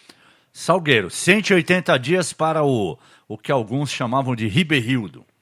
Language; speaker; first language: Portuguese; native; Portuguese